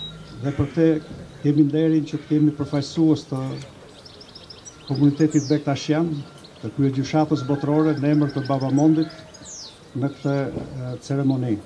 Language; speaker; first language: Albanian; native; Albanian